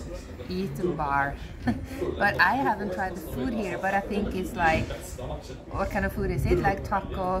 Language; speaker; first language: English; non-native, fluent; Norwegian